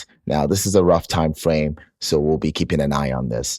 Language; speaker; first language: English; native; English